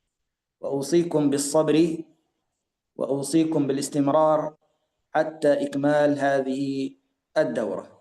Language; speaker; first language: Arabic; native; Arabic